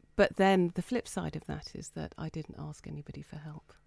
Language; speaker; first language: English; native; English